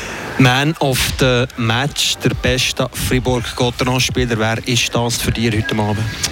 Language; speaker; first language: German; native; German